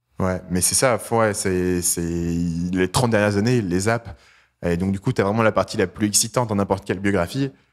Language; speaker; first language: French; native; French